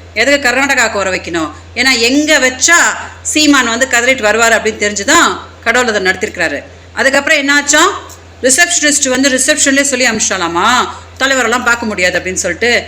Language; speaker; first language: Tamil; native; Tamil